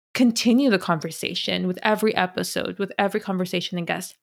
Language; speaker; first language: English; early bilingual, other home language; Spanish